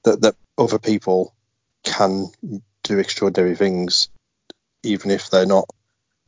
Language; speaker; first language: English; native; English